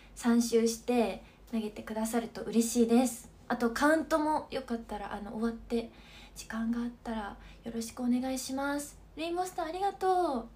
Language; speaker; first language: Japanese; native; Japanese